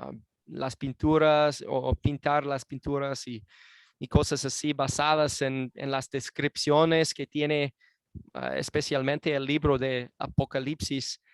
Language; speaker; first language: Spanish; non-native, fluent; English